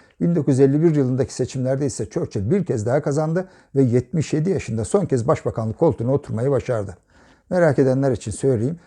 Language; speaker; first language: Turkish; native; Turkish